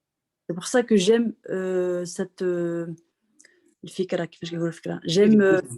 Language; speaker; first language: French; non-native, local second language; Arabic